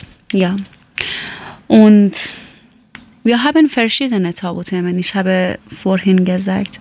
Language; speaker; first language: German; non-native, learner; Persian